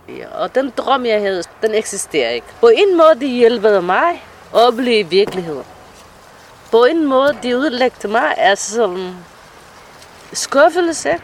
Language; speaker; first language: Danish; non-native, fluent; Somali